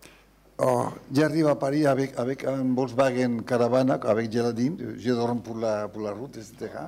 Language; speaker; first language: French; non-native, learner; Spanish